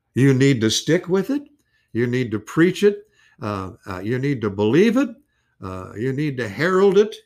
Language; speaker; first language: English; native; English